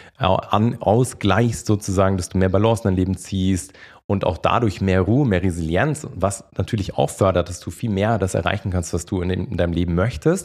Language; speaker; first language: German; native; German